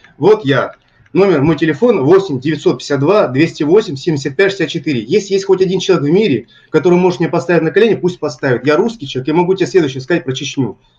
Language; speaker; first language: Russian; native; Russian